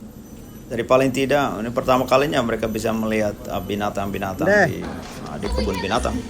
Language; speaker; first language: Indonesian; non-native, local second language; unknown